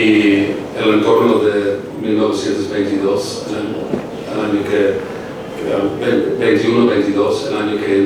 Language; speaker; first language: Spanish; non-native, fluent; English